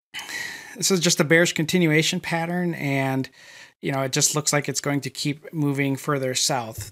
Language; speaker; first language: English; native; English